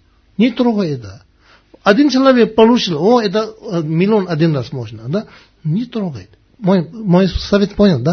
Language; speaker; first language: Russian; non-native, learner; Tibetan